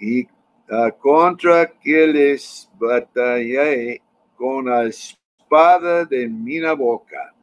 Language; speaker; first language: Spanish; non-native, fluent; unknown